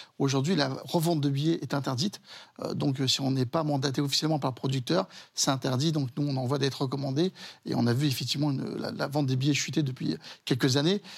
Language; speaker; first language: French; native; French